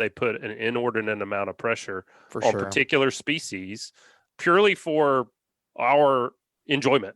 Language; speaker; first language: English; native; English